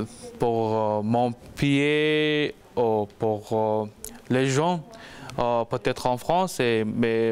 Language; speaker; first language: French; non-native, learner; Persian